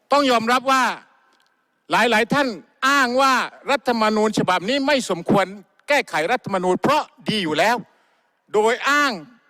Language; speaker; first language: Thai; non-native, local second language; Malay